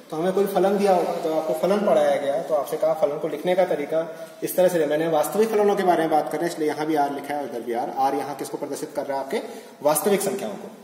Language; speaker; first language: Hindi; native; Hindi